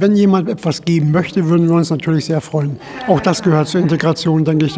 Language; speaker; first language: German; native; German